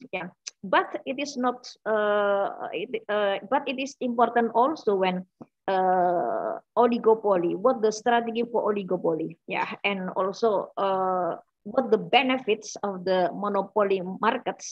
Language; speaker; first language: English; non-native, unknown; Indonesian